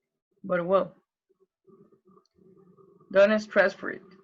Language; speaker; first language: English; non-native, learner; Spanish